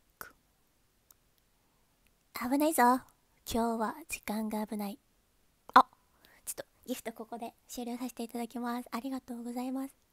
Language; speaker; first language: Japanese; native; Japanese